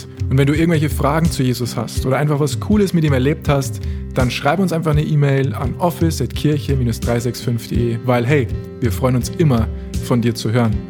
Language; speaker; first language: German; native; German